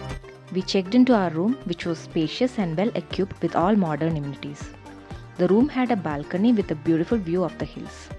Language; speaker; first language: English; non-native, local second language; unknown